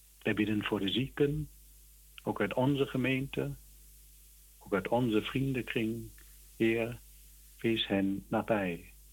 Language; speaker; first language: Dutch; native; Dutch